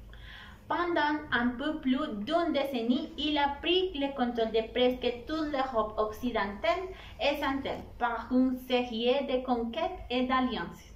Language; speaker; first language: French; non-native, learner; Spanish